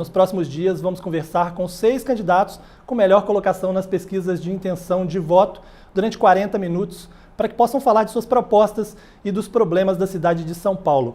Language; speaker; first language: Portuguese; native; Portuguese